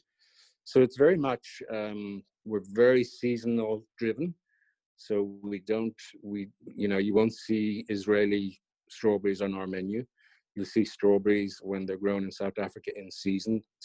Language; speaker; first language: English; native; English